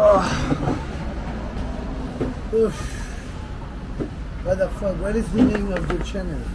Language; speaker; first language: English; non-native, learner; Spanish